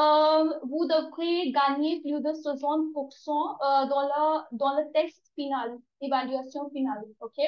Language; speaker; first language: French; non-native, learner; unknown